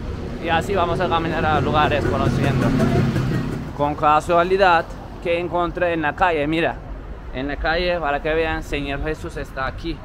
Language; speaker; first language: Spanish; non-native, fluent; Turkish